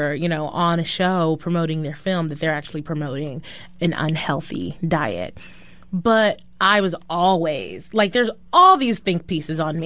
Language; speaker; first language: English; native; English